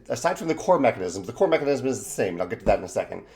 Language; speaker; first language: English; native; English